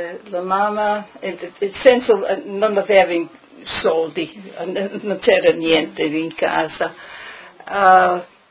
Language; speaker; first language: Italian; early bilingual, heritage; Italian